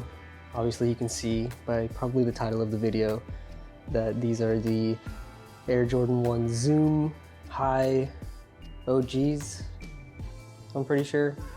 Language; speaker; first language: English; native; English